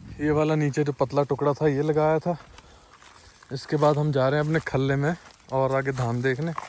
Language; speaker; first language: Hindi; non-native, local second language; Punjabi